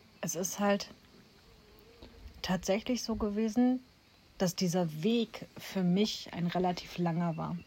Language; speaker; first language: German; native; German